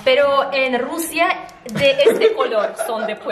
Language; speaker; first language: Spanish; non-native, fluent; Russian